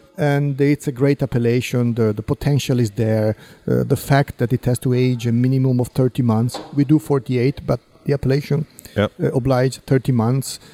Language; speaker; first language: English; non-native, fluent; Italian